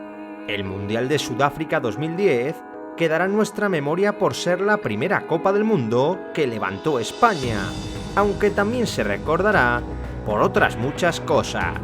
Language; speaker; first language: Spanish; native; Spanish